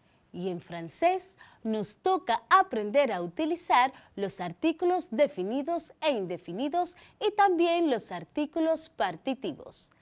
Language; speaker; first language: Spanish; native; Spanish